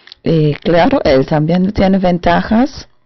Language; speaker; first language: Spanish; non-native, fluent; German